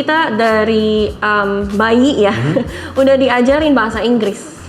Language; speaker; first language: Indonesian; non-native, learner; Filipino